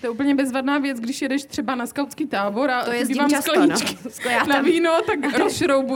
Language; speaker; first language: Czech; native; Czech